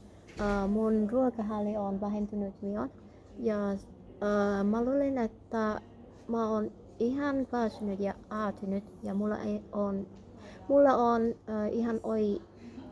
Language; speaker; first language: Finnish; non-native, learner; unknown